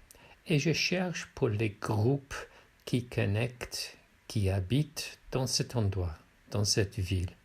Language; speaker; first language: French; non-native, fluent; English